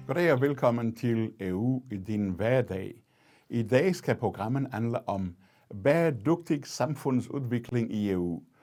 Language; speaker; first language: Danish; non-native, fluent; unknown